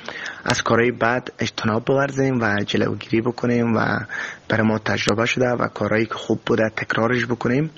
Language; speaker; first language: Persian; native; Persian